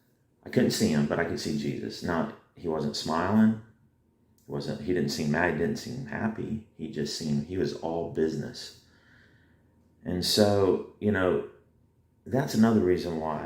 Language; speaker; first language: English; native; English